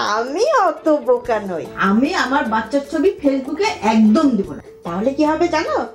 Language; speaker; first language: Bangla; non-native, fluent; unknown